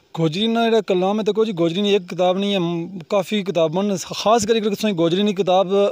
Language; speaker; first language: Punjabi; non-native, local second language; Gujari